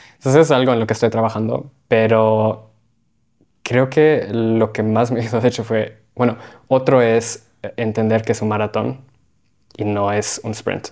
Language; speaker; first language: Spanish; early bilingual, heritage; Spanish